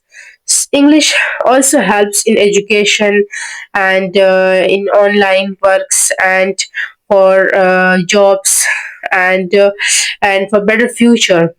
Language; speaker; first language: English; non-native, learner; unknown